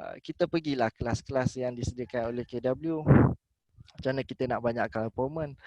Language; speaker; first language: Malay; native; Malay